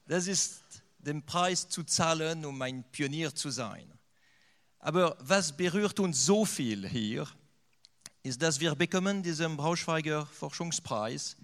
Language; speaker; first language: German; non-native, fluent; French